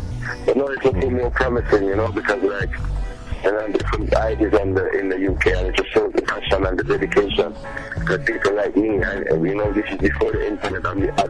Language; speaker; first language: English; native; English